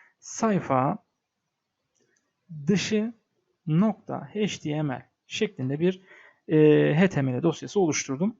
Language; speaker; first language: Turkish; native; Turkish